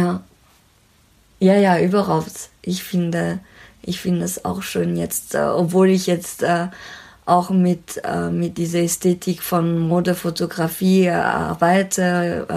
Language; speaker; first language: German; non-native, fluent; French